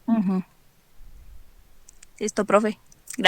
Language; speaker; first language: Spanish; native; Spanish